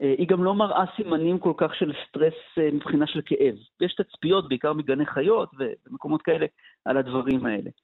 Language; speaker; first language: Hebrew; native; Hebrew